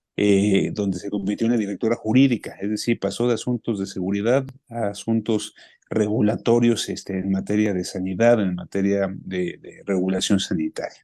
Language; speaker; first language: Spanish; native; Spanish